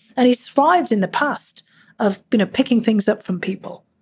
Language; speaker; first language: English; native; English